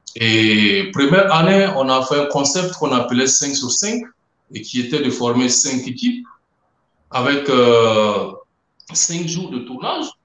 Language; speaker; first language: French; non-native, local second language; Mossi